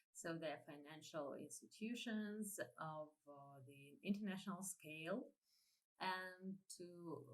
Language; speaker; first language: English; non-native, fluent; Ukrainian